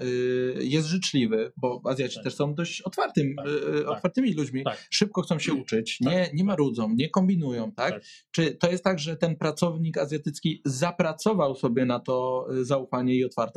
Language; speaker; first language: Polish; native; Polish